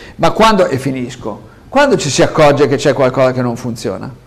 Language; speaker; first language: Italian; native; Italian